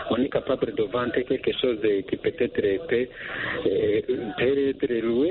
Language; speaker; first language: French; non-native, local second language; Rundi